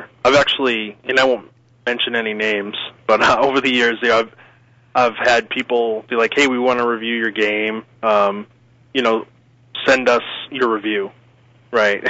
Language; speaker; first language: English; native; English